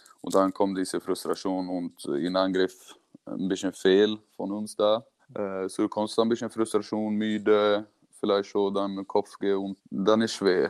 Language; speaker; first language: German; non-native, learner; Swedish